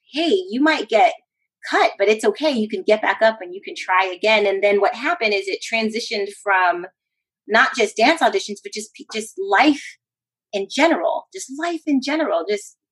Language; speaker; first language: English; early bilingual, other home language; Spanish